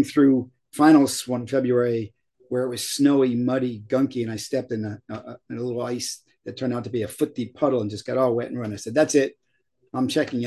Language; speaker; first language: English; native; English